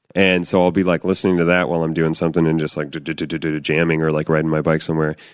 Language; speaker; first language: English; native; English